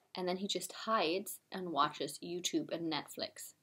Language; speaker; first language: English; non-native, fluent; German